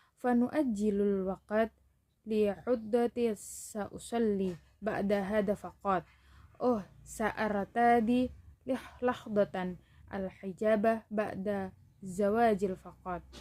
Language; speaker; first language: Arabic; non-native, learner; Indonesian